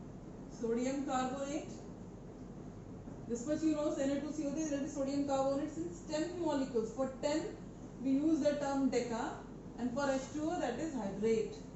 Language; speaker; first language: English; non-native, local second language; Hindi